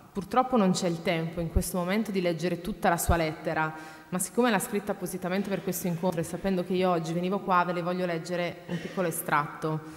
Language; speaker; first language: Italian; native; Italian